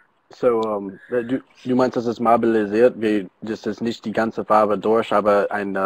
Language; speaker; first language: German; non-native, learner; English